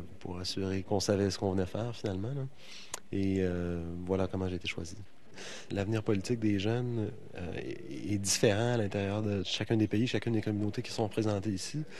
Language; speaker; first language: French; native; French